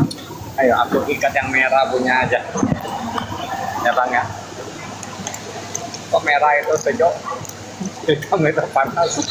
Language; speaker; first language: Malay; non-native, local second language; Hakka Chinese